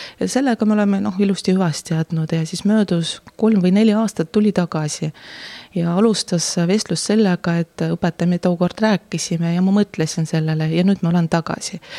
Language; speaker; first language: Estonian; non-native, local second language; Russian